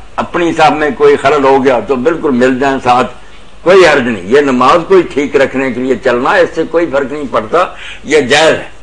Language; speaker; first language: Urdu; non-native, local second language; Punjabi